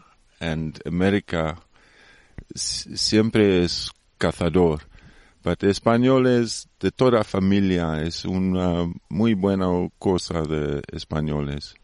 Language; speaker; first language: Spanish; non-native, learner; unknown